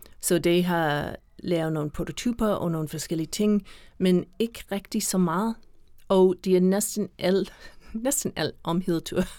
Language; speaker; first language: Danish; non-native, fluent; English